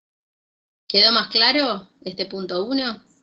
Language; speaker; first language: Spanish; native; Spanish